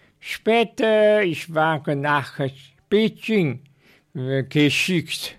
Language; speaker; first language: German; non-native, learner; Chinese